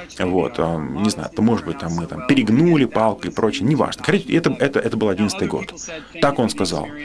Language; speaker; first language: Russian; non-native, fluent; English